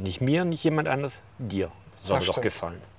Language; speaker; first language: German; native; German